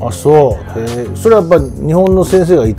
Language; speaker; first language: Japanese; native; Japanese